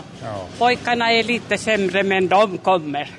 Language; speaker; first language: Swedish; non-native, fluent; Finnish